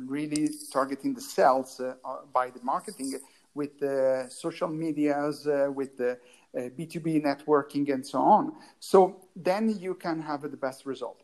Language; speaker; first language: English; non-native, learner; Italian